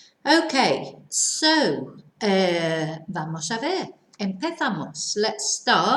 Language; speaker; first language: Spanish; non-native, fluent; English